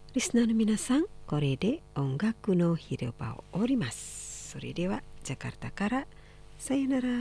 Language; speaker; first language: Japanese; non-native, fluent; Indonesian